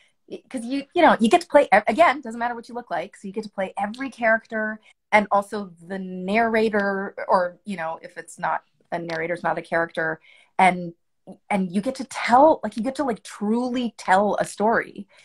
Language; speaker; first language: English; early bilingual, other home language; French